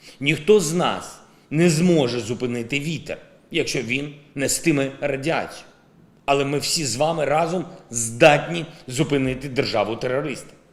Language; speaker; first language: Ukrainian; non-native, local second language; Russian